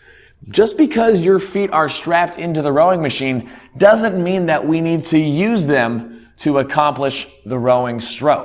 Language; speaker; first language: English; native; English